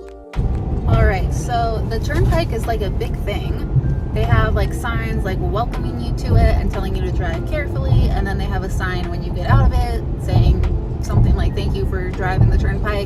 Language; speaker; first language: English; native; English